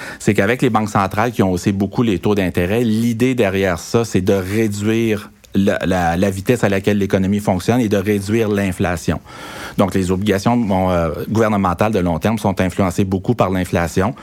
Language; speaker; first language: French; native; French